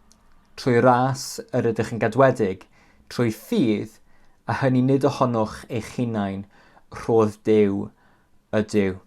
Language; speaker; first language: Welsh; native; Welsh